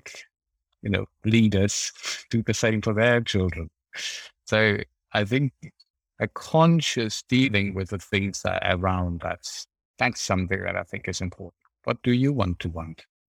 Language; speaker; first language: English; non-native, fluent; German